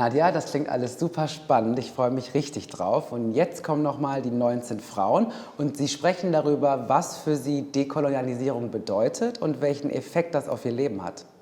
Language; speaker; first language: German; native; German